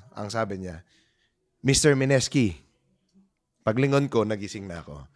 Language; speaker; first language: Filipino; non-native, local second language; Cebuano